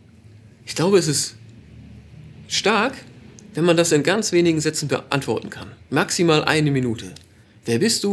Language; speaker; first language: German; native; German